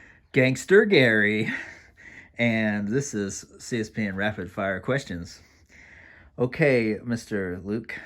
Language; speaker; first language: English; native; English